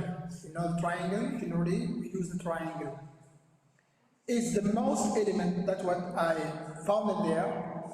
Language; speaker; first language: English; non-native, learner; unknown